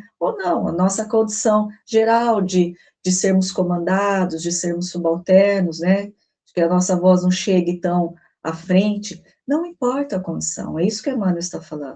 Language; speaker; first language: Portuguese; native; Portuguese